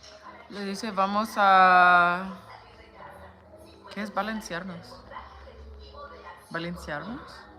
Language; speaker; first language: Spanish; non-native, learner; English